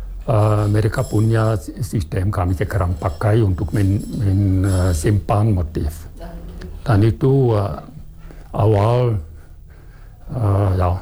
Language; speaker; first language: Indonesian; non-native, fluent; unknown